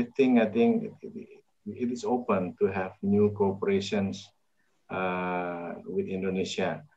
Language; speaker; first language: English; non-native, local second language; Indonesian